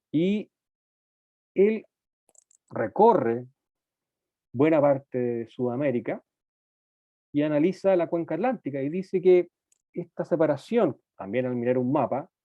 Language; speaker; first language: Spanish; native; Spanish